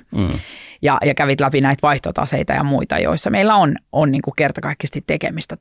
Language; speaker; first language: Finnish; native; Finnish